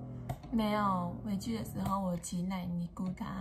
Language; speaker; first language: Chinese; non-native, fluent; Vietnamese